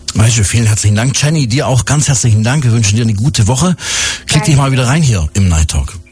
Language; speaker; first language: German; native; German